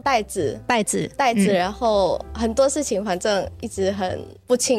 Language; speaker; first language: Chinese; non-native, fluent; Indonesian